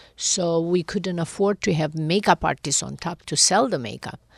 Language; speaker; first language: English; non-native, fluent; Romanian